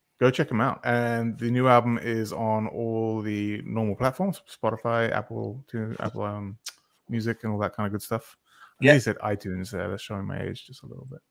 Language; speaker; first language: English; native; English